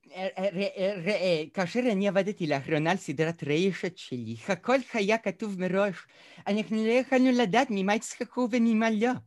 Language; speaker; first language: Hebrew; early bilingual, other home language; Russian